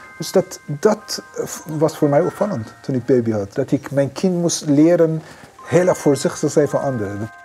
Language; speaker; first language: Dutch; non-native, fluent; Persian